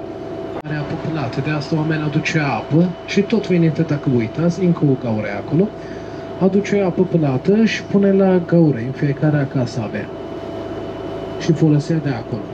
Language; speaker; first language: Romanian; non-native, learner; Turkish